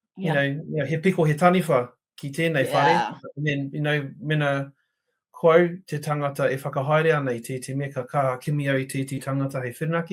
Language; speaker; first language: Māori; non-native, local second language; English